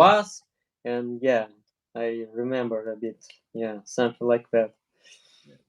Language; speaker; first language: English; non-native, learner; Russian